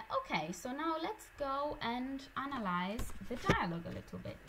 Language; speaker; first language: English; non-native, fluent; Italian